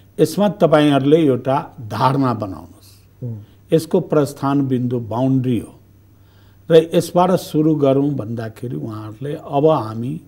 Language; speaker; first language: Nepali; non-native, local second language; Bhojpuri